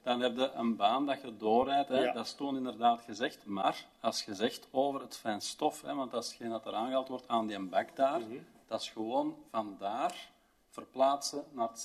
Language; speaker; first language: Dutch; native; Dutch